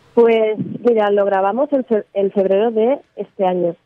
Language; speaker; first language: Spanish; native; Spanish